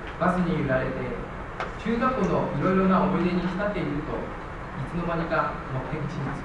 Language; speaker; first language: Japanese; non-native, fluent; Chinese